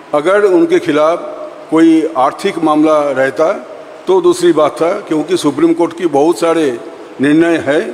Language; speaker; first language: Hindi; non-native, local second language; Bangla